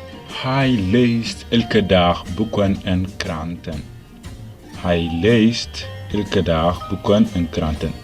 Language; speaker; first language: Dutch; non-native, fluent; Tigrinya